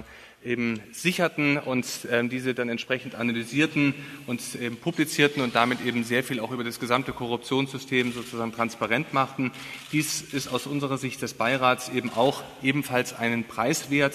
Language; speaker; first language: German; native; German